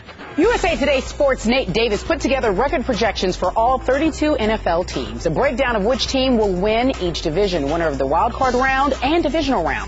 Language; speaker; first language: English; native; English